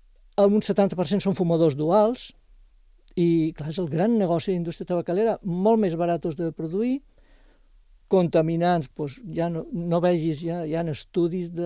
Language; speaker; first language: Catalan; native; Catalan